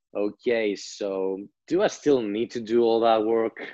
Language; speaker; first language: English; non-native, fluent; Greek